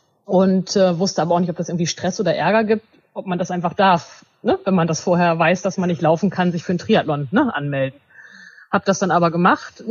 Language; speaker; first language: German; native; German